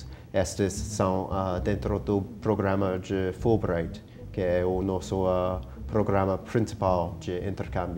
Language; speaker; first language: Portuguese; non-native, fluent; English